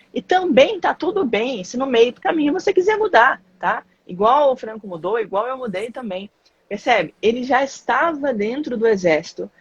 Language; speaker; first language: Portuguese; native; Portuguese